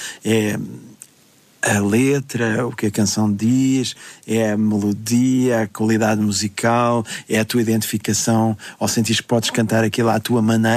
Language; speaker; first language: Portuguese; native; Portuguese